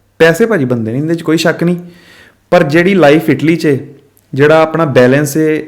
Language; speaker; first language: Punjabi; early bilingual, heritage; Punjabi